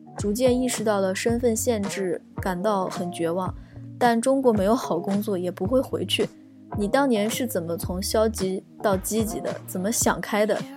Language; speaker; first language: Chinese; native; Chinese